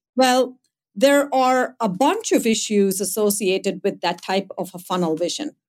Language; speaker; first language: English; non-native, local second language; Tamil